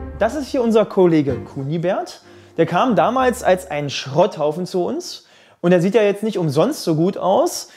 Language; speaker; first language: German; native; German